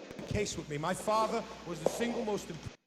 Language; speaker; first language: English; native; English